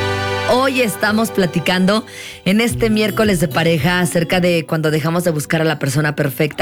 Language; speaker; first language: Spanish; native; Spanish